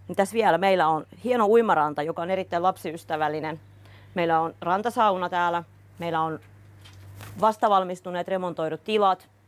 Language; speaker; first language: Finnish; early bilingual, other home language; Russian